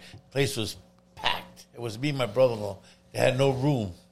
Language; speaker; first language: English; non-native, fluent; Italian